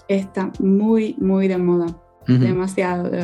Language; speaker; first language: Spanish; non-native, fluent; Polish